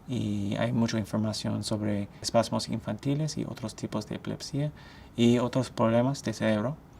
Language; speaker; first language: Spanish; non-native, fluent; English